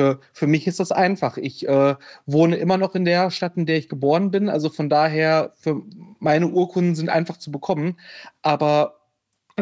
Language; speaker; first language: German; native; German